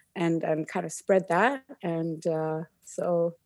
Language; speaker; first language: English; native; English